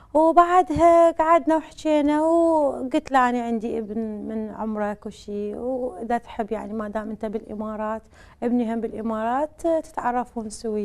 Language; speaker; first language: Arabic; native; Arabic